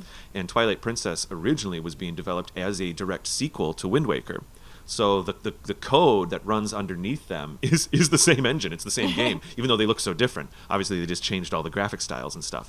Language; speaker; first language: English; native; English